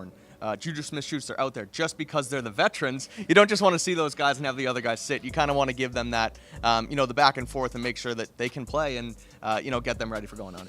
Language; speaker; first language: English; native; English